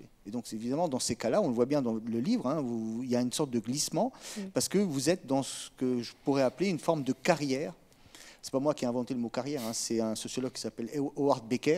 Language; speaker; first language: French; native; French